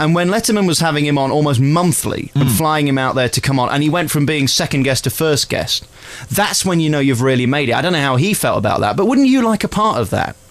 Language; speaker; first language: English; native; English